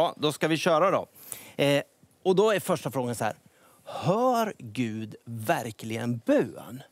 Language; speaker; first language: Swedish; native; Swedish